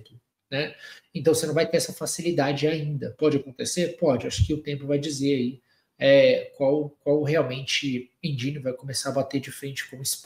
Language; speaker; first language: Portuguese; native; Portuguese